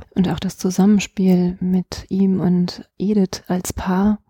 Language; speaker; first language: German; native; German